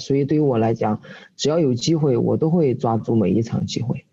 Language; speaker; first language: Chinese; native; Chinese